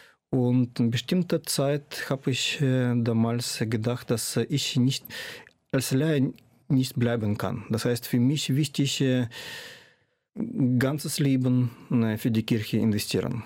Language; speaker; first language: German; non-native, fluent; Russian